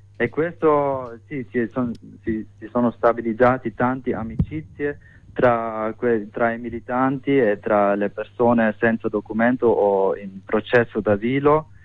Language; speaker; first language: Italian; non-native, fluent; German